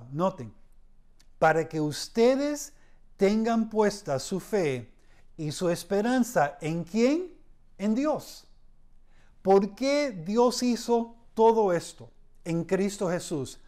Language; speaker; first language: Spanish; early bilingual, heritage; Spanish